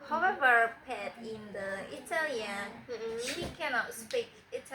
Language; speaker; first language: English; non-native, learner; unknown